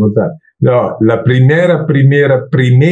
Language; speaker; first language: Spanish; non-native, learner; Italian